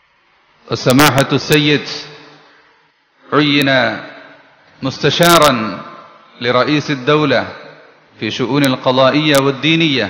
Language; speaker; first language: Arabic; non-native, fluent; Malayalam